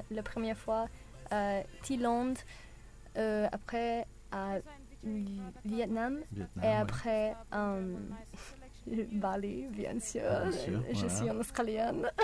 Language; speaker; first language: French; non-native, learner; English